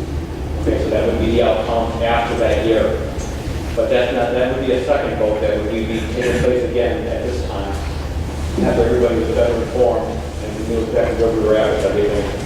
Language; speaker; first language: English; native; English